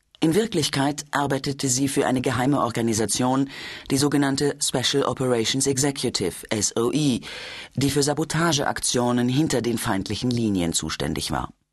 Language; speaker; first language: German; native; German